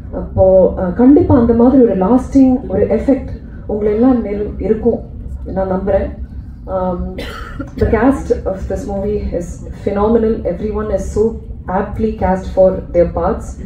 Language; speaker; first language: Tamil; non-native, learner; Malayalam